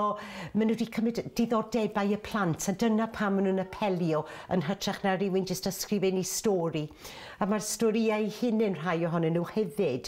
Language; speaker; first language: Welsh; native; Welsh